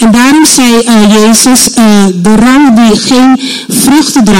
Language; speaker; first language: Dutch; non-native, local second language; Papiamento